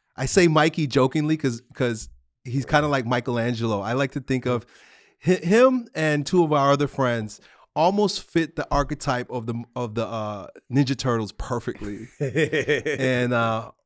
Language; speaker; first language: English; native; English